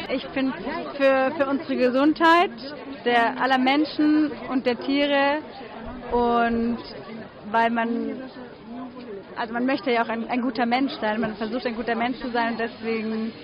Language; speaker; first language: German; non-native, fluent; French